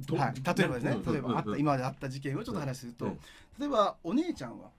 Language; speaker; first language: Japanese; native; Japanese